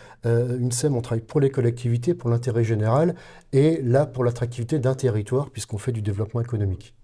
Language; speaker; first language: French; native; French